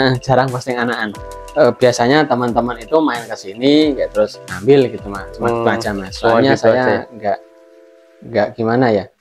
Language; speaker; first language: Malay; non-native, local second language; Javanese